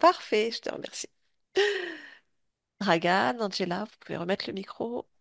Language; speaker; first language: French; native; French